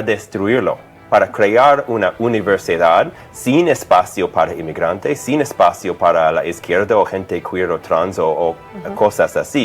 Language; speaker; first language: Spanish; non-native, fluent; English